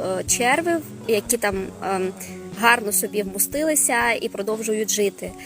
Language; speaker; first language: Ukrainian; non-native, local second language; Russian